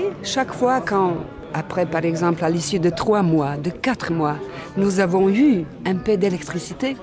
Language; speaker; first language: French; non-native, fluent; Bosnian